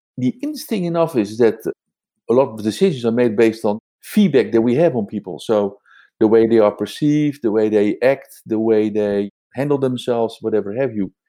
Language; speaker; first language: English; non-native, fluent; Dutch